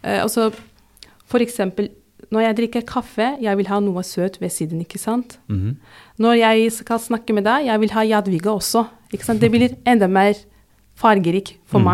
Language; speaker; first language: Norwegian; non-native, fluent; Turkish